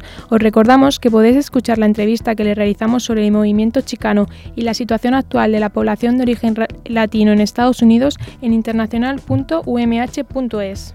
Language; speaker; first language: Spanish; native; Spanish